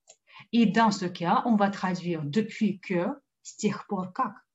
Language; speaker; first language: French; non-native, fluent; Russian